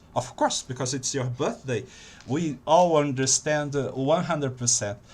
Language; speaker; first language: English; non-native, fluent; Portuguese